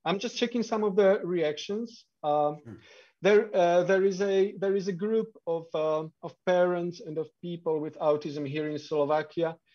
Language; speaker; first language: English; non-native, fluent; Slovak